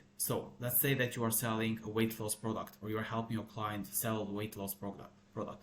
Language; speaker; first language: English; non-native, fluent; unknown